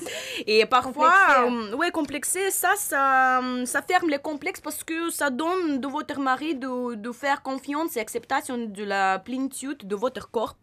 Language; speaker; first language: French; non-native, learner; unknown